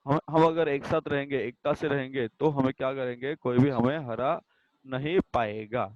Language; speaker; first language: Hindi; non-native, local second language; Marathi